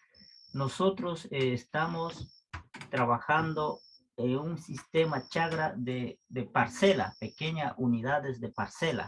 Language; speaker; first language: Spanish; non-native, local second language; Quechua